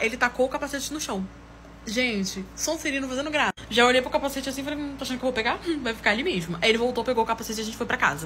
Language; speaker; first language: Portuguese; native; Portuguese